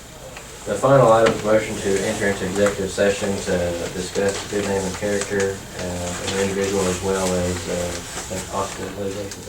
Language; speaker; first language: English; native; English